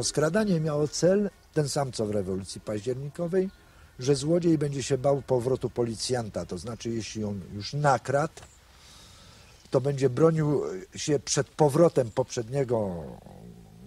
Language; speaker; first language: Polish; native; Polish